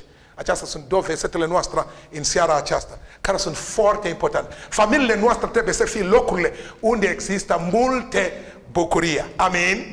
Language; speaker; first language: Romanian; non-native, learner; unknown